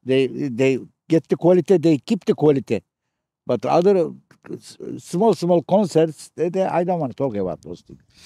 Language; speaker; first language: English; non-native, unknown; Turkish